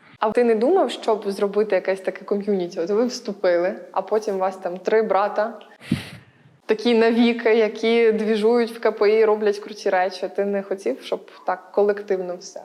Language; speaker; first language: Ukrainian; native; Ukrainian